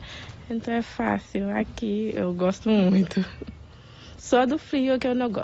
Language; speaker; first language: Portuguese; non-native, learner; Haitian Creole